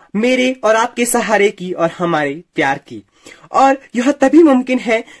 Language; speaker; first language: Hindi; native; Hindi